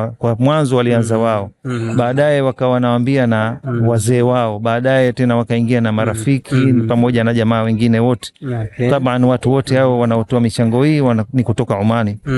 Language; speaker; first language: Swahili; native; Swahili